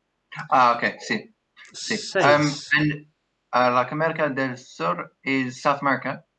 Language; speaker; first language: Spanish; non-native, learner; English